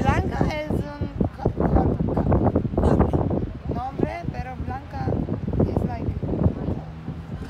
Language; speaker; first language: Spanish; non-native, learner; Turkish